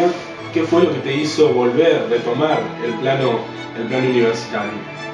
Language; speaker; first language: Spanish; native; Spanish